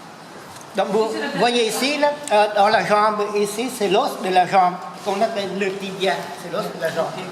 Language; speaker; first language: French; native; French